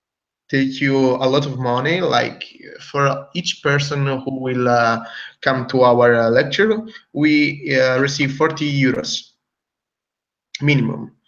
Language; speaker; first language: English; non-native, fluent; Italian